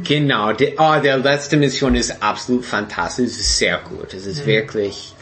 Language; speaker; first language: German; non-native, fluent; English